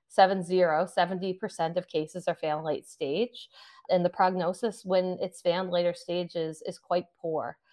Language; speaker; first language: English; native; English